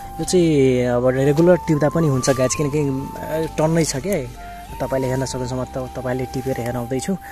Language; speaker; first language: Nepali; non-native, local second language; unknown